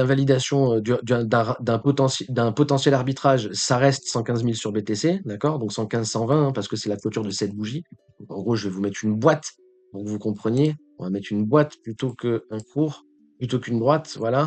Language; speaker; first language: French; native; French